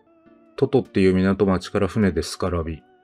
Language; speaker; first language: Japanese; native; Japanese